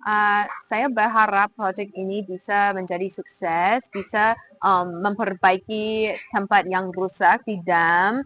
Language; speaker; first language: Indonesian; non-native, fluent; English